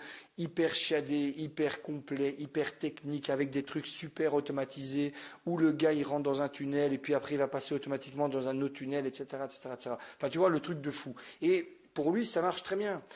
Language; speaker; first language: French; native; French